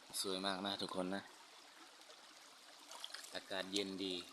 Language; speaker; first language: Thai; non-native, local second language; Lao